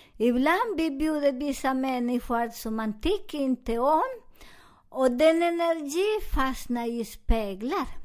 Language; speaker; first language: Swedish; non-native, learner; Spanish